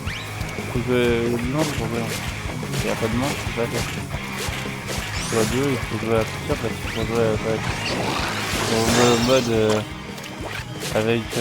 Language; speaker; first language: French; native; French